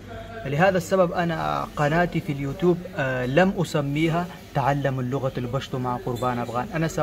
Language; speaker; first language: Arabic; non-native, fluent; Pashto